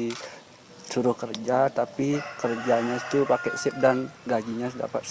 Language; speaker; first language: Indonesian; non-native, local second language; Balinese